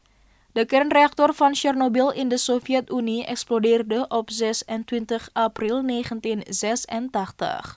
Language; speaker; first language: Dutch; non-native, fluent; Indonesian